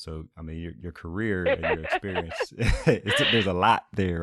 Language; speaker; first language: English; native; English